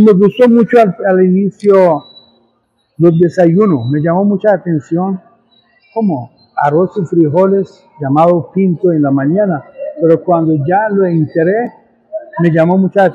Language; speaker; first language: Spanish; non-native, fluent; Persian